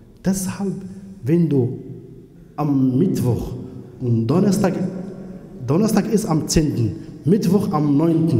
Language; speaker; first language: German; non-native, fluent; Arabic